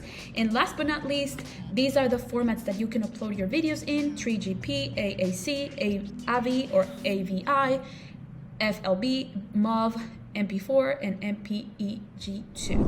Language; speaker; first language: English; non-native, local second language; Spanish